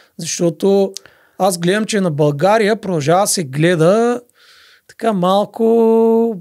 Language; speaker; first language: Bulgarian; native; Bulgarian